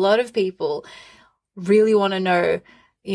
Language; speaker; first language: English; native; English